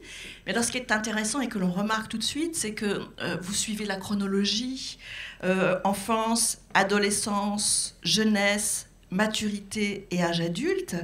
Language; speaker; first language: French; native; French